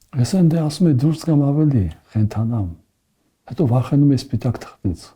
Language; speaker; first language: Armenian; early bilingual, heritage; Armenian